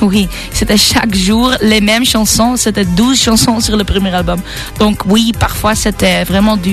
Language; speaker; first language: French; non-native, local second language; Dutch